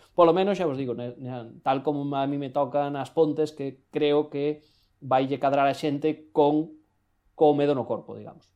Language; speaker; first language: Galician; native; Galician